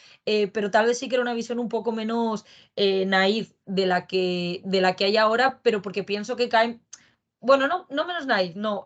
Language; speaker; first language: Spanish; native; Spanish